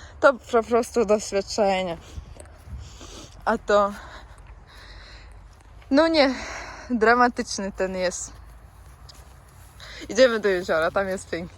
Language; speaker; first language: Polish; non-native, learner; Ukrainian